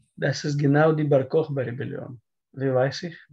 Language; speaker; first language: German; non-native, learner; Russian